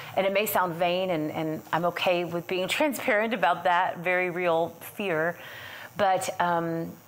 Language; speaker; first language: English; native; English